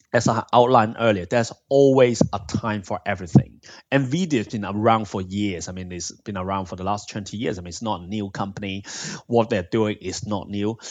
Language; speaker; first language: English; non-native, local second language; Cantonese